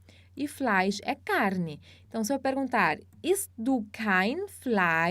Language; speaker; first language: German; non-native, fluent; Portuguese